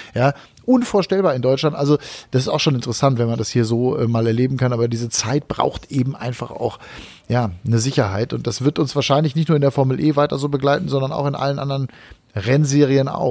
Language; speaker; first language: German; native; German